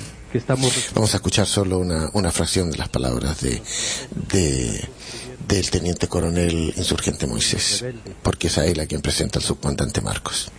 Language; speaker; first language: Spanish; native; Spanish